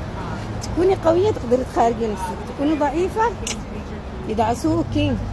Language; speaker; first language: Arabic; native; Arabic